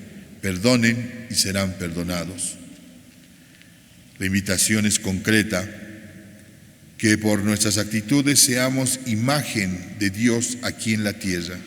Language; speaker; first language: Spanish; native; Spanish